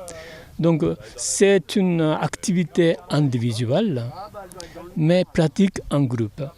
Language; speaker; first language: French; non-native, fluent; Japanese